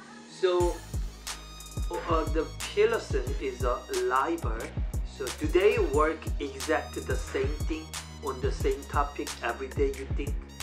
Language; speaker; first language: English; non-native, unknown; Korean